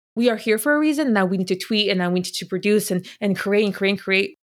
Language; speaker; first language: English; early bilingual, other home language; Spanish